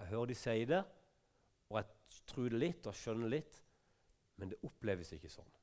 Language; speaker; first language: Norwegian; native; Norwegian